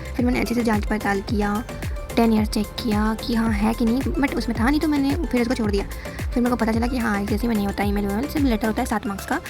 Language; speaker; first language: Hindi; native; Hindi